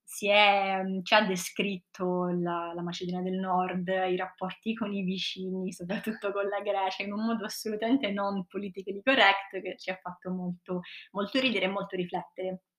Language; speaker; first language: Italian; native; Italian